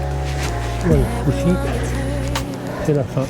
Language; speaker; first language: French; native; French